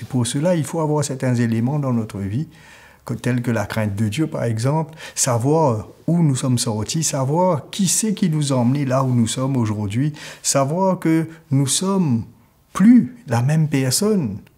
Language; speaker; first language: French; native; French